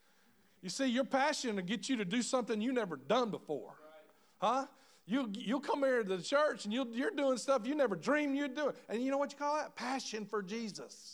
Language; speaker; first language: English; native; English